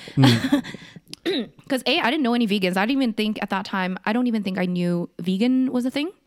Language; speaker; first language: English; early bilingual, other home language; Korean